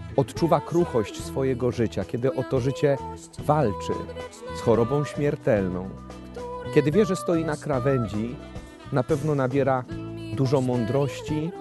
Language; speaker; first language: Polish; native; Polish